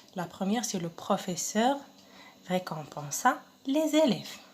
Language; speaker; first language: French; non-native, local second language; Arabic